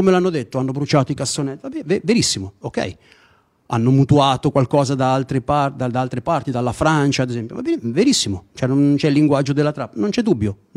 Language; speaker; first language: Italian; native; Italian